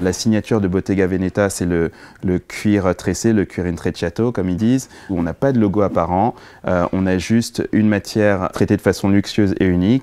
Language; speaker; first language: French; native; French